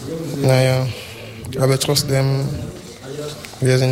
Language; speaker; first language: German; non-native, fluent; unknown